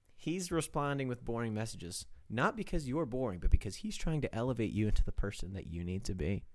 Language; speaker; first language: English; native; English